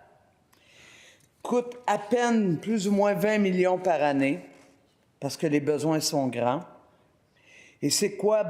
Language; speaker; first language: French; native; French